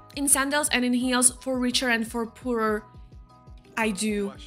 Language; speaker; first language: English; non-native, fluent; Slovak